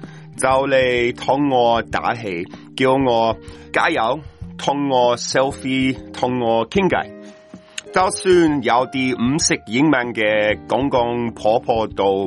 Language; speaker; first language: Cantonese; non-native, learner; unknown